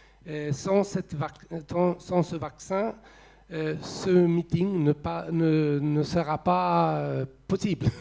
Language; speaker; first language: French; non-native, fluent; Swedish